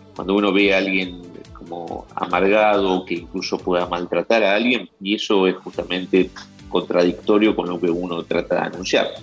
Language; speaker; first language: Spanish; native; Spanish